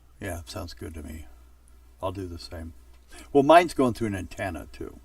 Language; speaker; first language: English; native; English